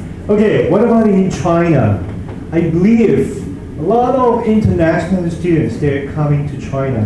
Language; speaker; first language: English; non-native, fluent; Korean